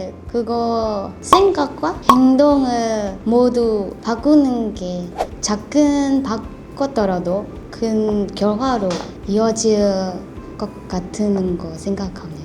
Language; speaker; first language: Korean; non-native, learner; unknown